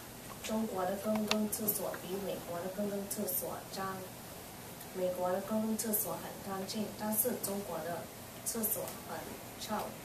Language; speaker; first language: Chinese; early bilingual, heritage; Chinese